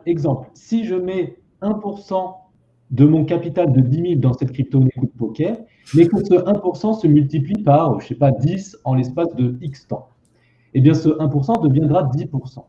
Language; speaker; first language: French; native; French